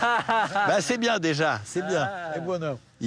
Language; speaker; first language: French; native; French